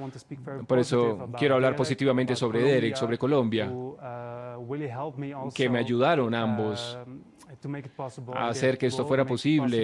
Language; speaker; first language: Spanish; non-native, fluent; Dutch